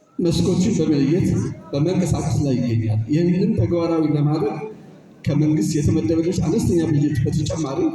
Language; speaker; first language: Amharic; non-native, local second language; Tigrinya